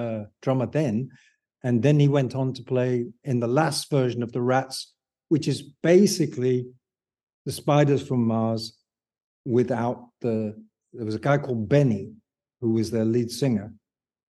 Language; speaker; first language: English; native; English